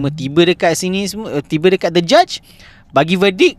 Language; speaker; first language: English; non-native, local second language; Malay